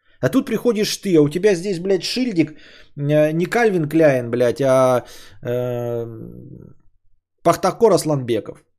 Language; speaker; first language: Russian; native; Russian